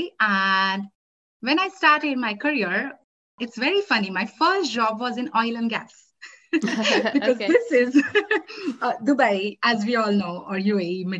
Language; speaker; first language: English; non-native, local second language; Marathi